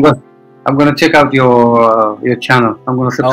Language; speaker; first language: English; non-native, fluent; Hebrew